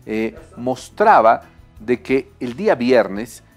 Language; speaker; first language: Spanish; native; Spanish